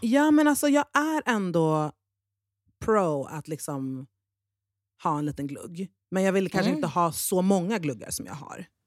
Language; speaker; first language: Swedish; native; Swedish